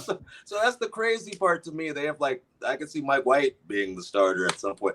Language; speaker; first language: English; native; English